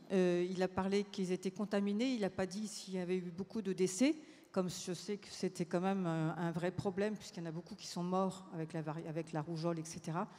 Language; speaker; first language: French; native; French